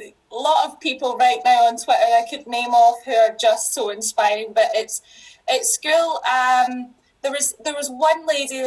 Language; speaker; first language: English; native; English